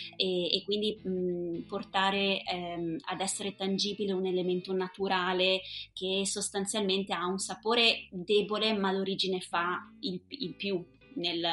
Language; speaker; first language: Italian; native; Italian